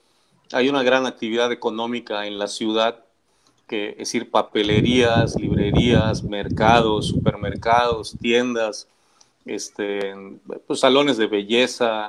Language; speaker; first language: Spanish; native; Spanish